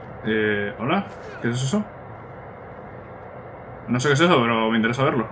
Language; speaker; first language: Spanish; native; Spanish